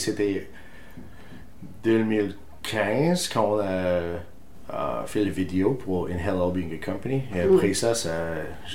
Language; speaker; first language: French; non-native, fluent; English